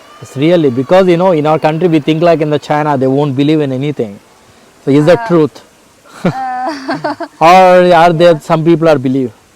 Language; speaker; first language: English; non-native, local second language; Telugu